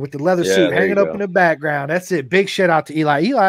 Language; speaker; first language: English; native; English